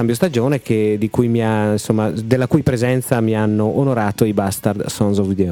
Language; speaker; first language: Italian; native; Italian